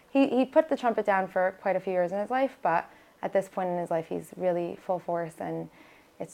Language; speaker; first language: English; native; English